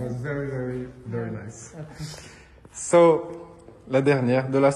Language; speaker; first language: English; non-native, learner; French